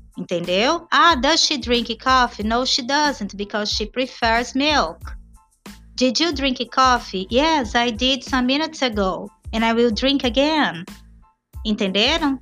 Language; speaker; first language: English; non-native, fluent; Portuguese